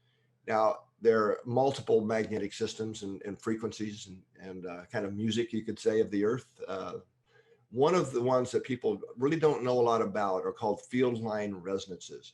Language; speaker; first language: English; native; English